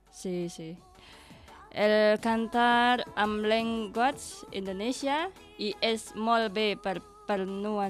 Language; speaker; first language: Catalan; non-native, learner; Indonesian